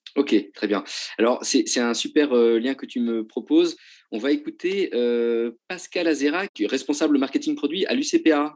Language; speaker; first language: French; native; French